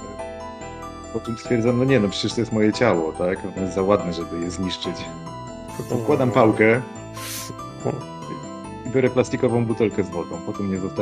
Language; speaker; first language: Polish; native; Polish